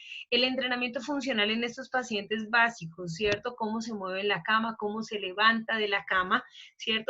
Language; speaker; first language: Spanish; native; Spanish